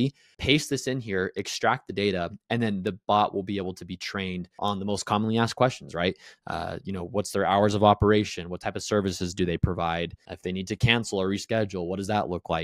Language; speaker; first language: English; native; English